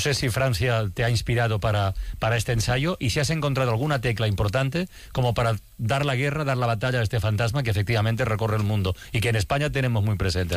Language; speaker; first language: Spanish; native; Spanish